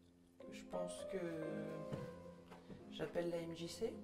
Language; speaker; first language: French; native; French